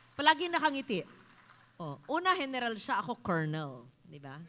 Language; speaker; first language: English; non-native, local second language; Filipino